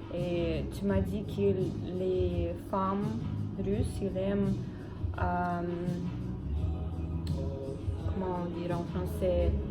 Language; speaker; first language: French; non-native, learner; Russian